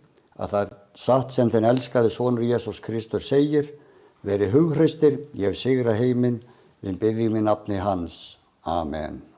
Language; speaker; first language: Icelandic; native; Icelandic